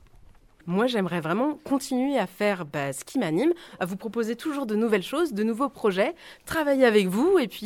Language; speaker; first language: French; native; French